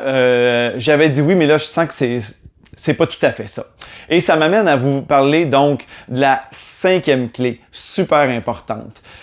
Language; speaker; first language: French; native; French